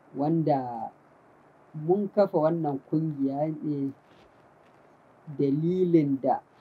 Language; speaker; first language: Hausa; non-native, local second language; Fula